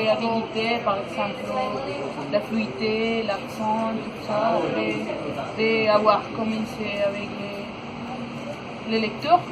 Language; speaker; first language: French; non-native, learner; Spanish